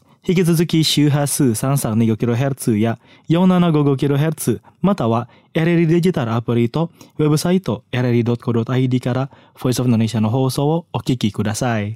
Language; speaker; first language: Japanese; non-native, fluent; Indonesian